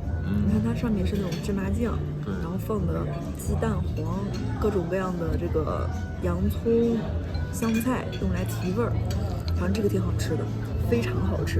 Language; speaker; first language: Chinese; native; Chinese